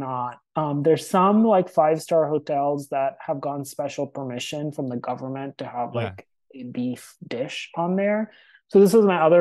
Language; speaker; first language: English; non-native, local second language; Hindi